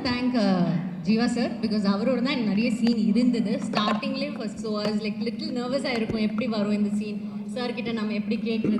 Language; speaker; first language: Tamil; native; Tamil